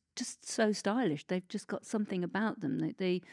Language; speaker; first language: English; native; English